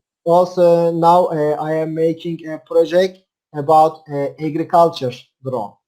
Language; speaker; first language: English; non-native, learner; Turkish